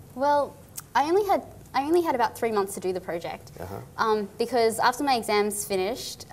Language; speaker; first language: English; native; English